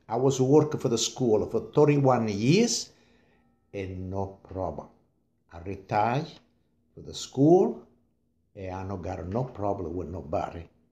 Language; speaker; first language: English; non-native, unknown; Italian